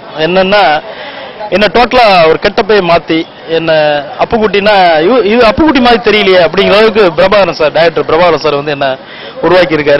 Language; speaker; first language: Tamil; native; Tamil